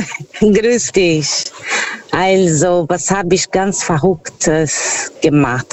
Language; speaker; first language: German; non-native, fluent; Portuguese